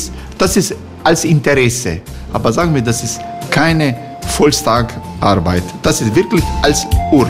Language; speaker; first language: German; non-native, learner; Croatian